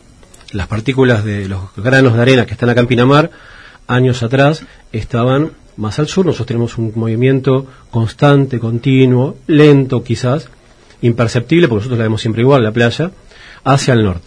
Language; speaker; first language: Spanish; native; Spanish